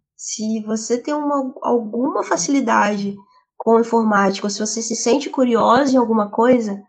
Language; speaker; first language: Portuguese; native; Portuguese